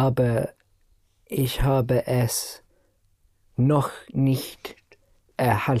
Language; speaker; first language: German; non-native, learner; English